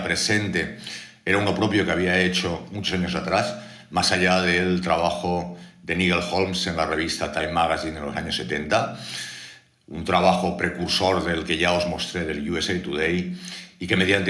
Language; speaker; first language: Spanish; native; Spanish